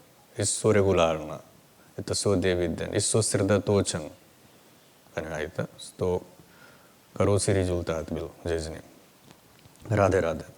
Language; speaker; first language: Russian; non-native, learner; Hindi